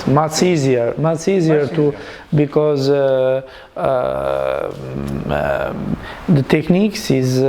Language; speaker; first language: English; non-native, learner; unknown